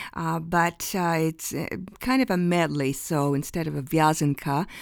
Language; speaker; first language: English; early bilingual, other home language; Ukrainian